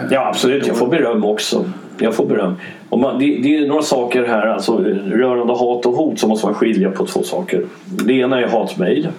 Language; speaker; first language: Swedish; early bilingual, other home language; English